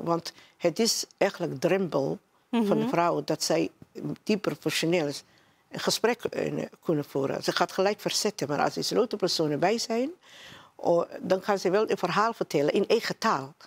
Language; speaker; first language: Dutch; non-native, learner; Somali